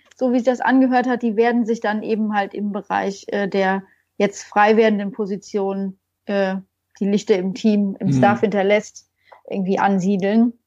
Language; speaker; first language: German; native; German